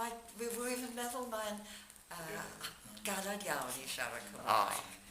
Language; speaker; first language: Welsh; non-native, learner; English